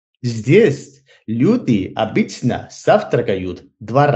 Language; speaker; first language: Russian; non-native, learner; Spanish